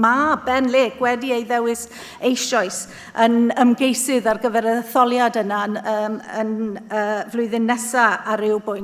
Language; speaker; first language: Welsh; native; Welsh